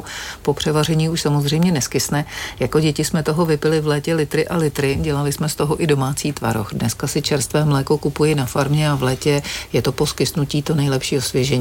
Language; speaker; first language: Czech; native; Czech